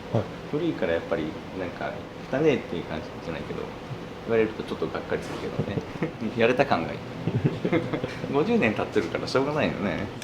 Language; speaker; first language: Japanese; native; Japanese